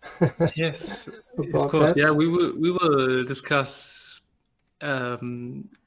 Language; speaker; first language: English; non-native, fluent; German